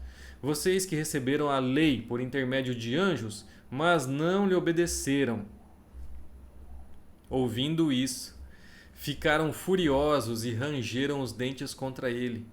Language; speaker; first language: Portuguese; native; Portuguese